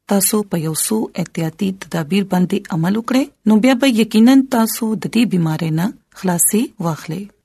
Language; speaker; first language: Pashto; non-native, local second language; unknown